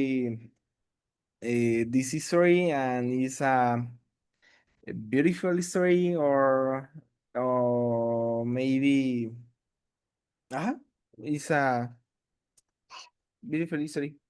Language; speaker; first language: English; non-native, learner; Spanish